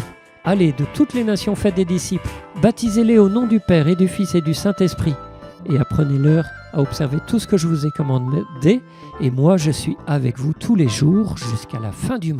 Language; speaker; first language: French; native; French